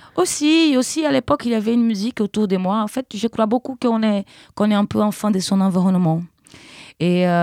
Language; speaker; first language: French; non-native, fluent; Portuguese